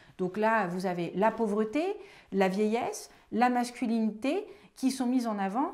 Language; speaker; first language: French; native; French